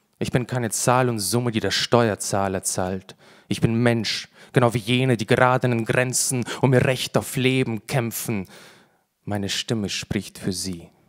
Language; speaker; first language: German; early bilingual, other home language; Russian